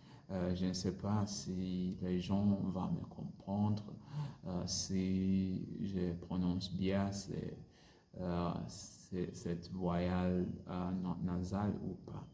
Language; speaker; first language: French; non-native, learner; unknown